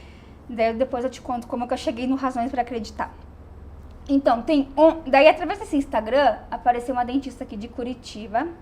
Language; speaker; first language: Portuguese; native; Portuguese